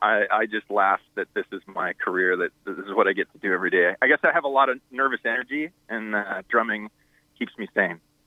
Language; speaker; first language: English; native; English